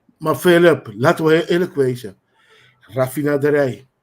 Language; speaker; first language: Dutch; non-native, local second language; Papiamento